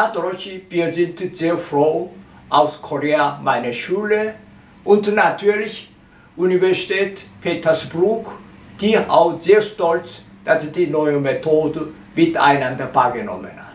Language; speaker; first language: German; non-native, learner; Korean